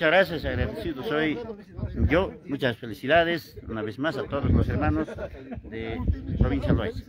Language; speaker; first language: Spanish; non-native, local second language; Aymara